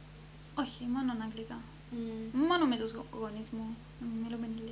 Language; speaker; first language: Greek; early bilingual, heritage; Greek